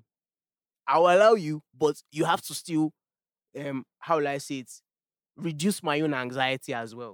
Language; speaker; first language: English; non-native, local second language; Yoruba